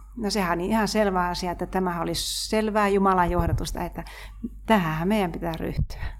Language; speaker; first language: Finnish; native; Finnish